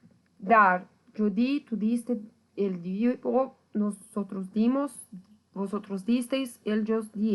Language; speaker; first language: Spanish; non-native, fluent; Portuguese